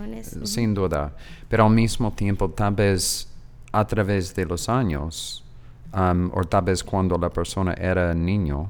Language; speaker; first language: Spanish; non-native, fluent; English